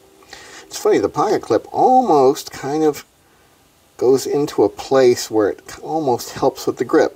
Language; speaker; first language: English; native; English